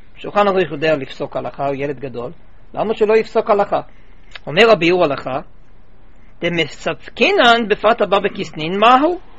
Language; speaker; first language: Hebrew; non-native, fluent; English